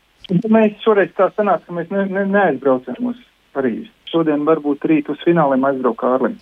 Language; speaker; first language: Latvian; native; Latvian